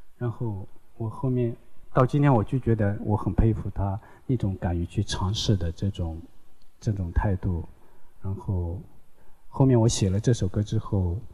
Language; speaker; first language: Chinese; non-native, local second language; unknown